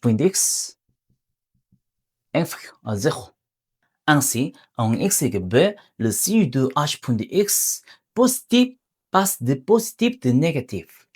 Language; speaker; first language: French; non-native, learner; Korean